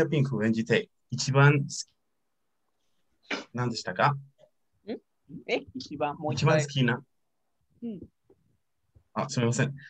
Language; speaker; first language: Japanese; non-native, learner; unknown